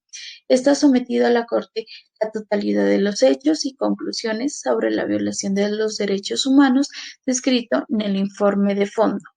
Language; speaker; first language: Spanish; native; Spanish